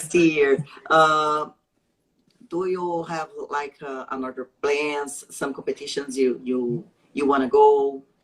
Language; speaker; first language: English; non-native, learner; Portuguese